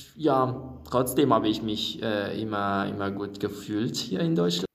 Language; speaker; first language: German; non-native, fluent; Italian